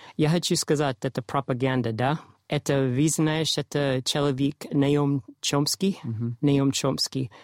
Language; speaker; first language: Russian; non-native, learner; English